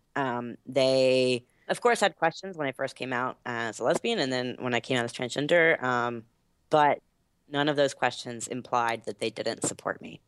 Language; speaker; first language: English; native; English